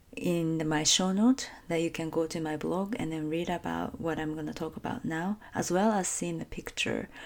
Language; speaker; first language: English; non-native, fluent; Japanese